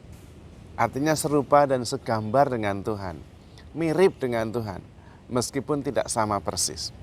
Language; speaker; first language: Indonesian; native; Indonesian